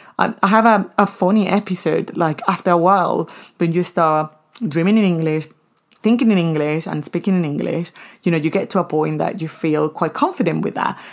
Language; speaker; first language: English; non-native, fluent; Spanish